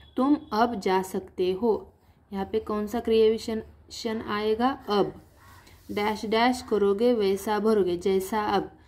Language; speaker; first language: Hindi; non-native, local second language; Marathi